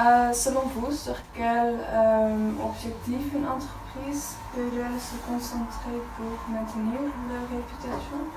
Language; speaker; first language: French; non-native, learner; Dutch